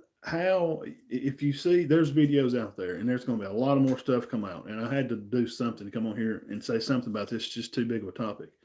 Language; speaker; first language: English; native; English